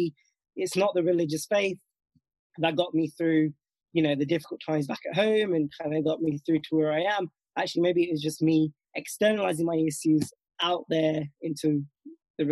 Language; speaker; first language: English; native; English